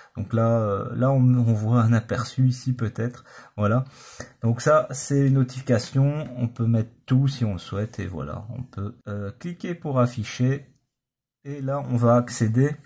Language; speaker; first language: French; native; French